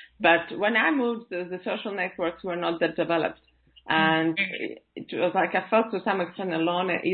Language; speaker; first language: English; non-native, fluent; Russian